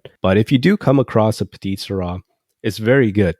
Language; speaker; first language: English; native; English